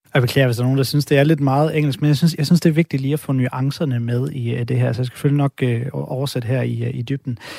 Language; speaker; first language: Danish; native; Danish